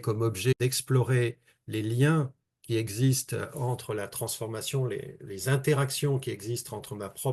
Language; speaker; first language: French; native; French